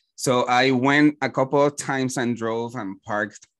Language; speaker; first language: English; non-native, fluent; Spanish